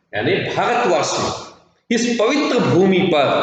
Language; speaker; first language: Hindi; non-native, local second language; Kannada